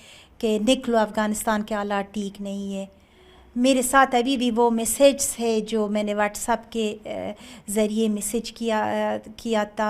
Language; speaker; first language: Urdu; non-native, learner; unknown